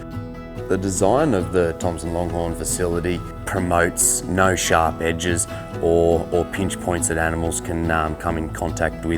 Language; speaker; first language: English; native; English